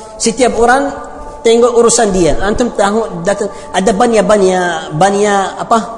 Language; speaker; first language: Malay; non-native, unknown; Arabic